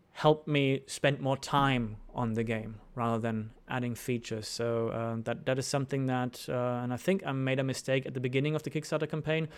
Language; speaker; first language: English; non-native, fluent; German